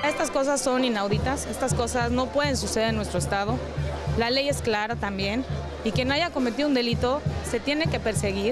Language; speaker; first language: Spanish; native; Spanish